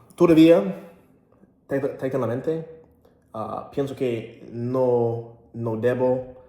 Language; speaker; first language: Spanish; non-native, learner; English